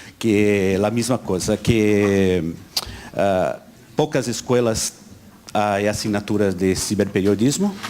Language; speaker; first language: Spanish; non-native, learner; Portuguese